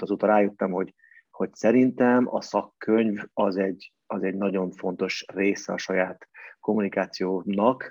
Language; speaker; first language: Hungarian; native; Hungarian